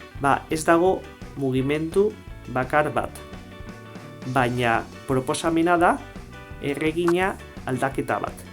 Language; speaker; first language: Basque; non-native, local second language; Spanish